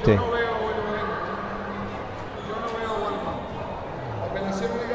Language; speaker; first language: Spanish; non-native, learner; English